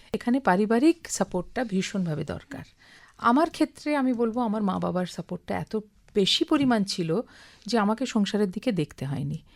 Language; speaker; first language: Bangla; native; Bangla